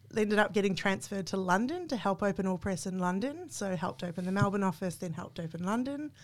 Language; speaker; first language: English; native; English